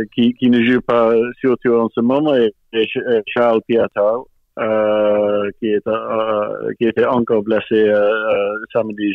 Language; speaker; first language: French; non-native, fluent; English